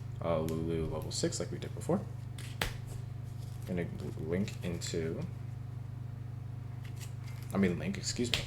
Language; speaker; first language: English; native; English